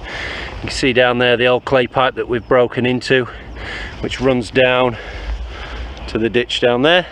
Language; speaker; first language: English; native; English